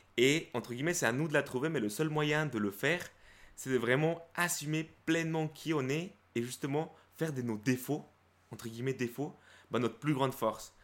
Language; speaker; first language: French; early bilingual, other home language; Spanish